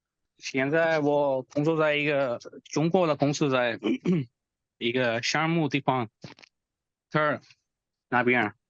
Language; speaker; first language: Chinese; non-native, learner; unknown